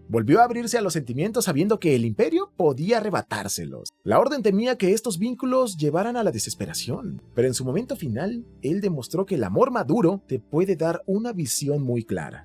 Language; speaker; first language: Spanish; native; Spanish